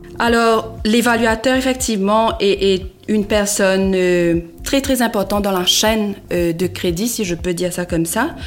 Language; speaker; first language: French; non-native, local second language; Morisyen